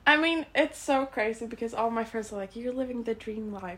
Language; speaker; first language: English; non-native, fluent; Swedish